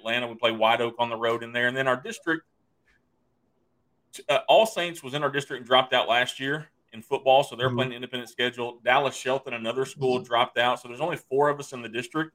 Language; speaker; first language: English; native; English